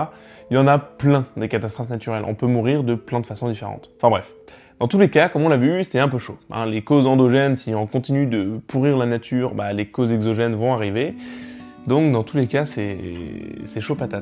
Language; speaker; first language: French; native; French